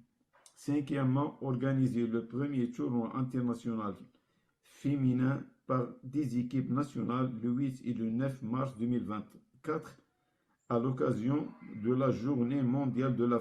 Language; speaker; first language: French; non-native, local second language; Arabic